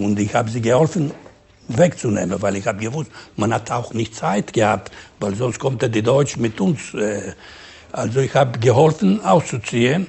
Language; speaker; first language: German; non-native, learner; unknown